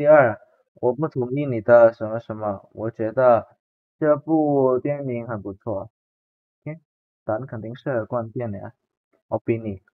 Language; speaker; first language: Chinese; non-native, fluent; Indonesian